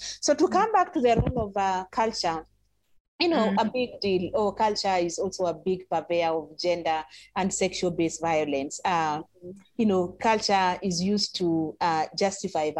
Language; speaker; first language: English; non-native, local second language; Masai